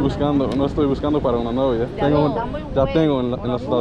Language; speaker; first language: Spanish; non-native, learner; English